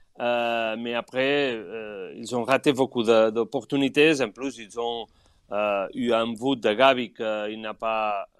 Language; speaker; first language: French; non-native, learner; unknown